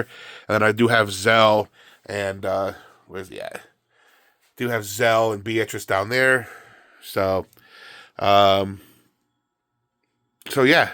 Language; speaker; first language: English; native; English